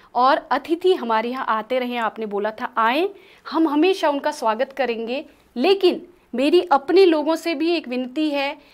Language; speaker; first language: Hindi; native; Hindi